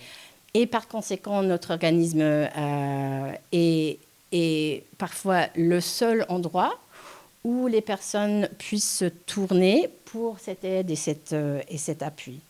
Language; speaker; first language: French; non-native, local second language; English